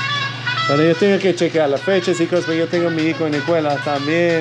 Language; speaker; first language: Spanish; non-native, learner; English